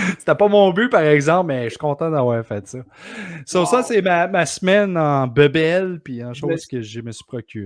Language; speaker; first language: French; native; French